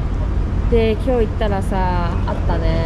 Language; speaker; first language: Japanese; native; Japanese